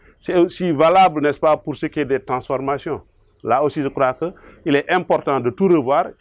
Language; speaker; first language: French; non-native, local second language; Wolof